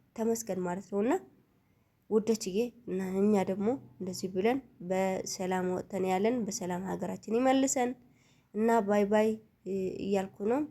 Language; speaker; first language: Amharic; non-native, local second language; Tigrinya